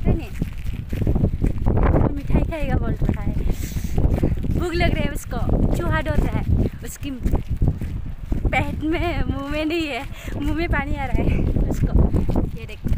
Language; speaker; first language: Hindi; non-native, local second language; Bodo